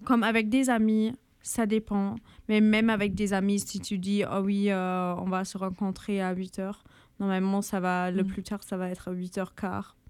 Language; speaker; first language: French; non-native, fluent; German